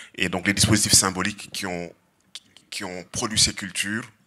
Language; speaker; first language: French; non-native, local second language; Serer